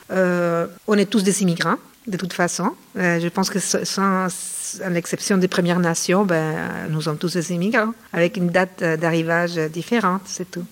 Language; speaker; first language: French; non-native, fluent; Spanish